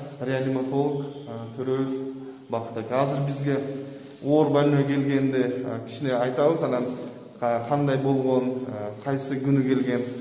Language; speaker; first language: Kyrgyz; non-native, local second language; Uzbek